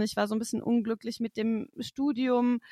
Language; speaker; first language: German; native; German